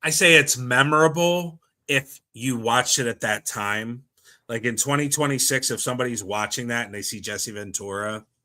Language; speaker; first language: English; native; English